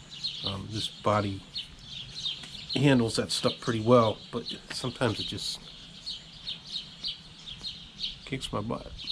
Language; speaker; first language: English; native; English